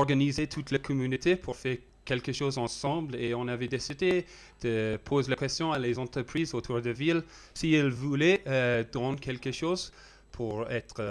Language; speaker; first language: French; non-native, learner; English